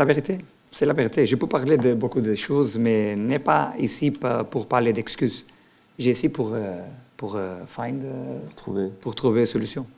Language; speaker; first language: French; non-native, learner; Portuguese